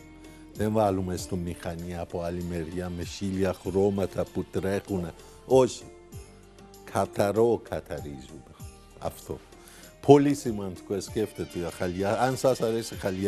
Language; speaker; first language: Greek; non-native, learner; Persian